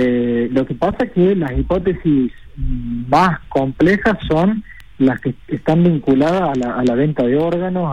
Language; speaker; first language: Spanish; native; Spanish